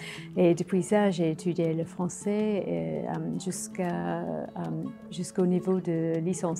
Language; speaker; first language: French; non-native, fluent; English